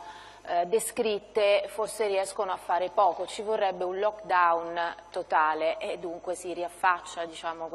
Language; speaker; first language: Italian; native; Italian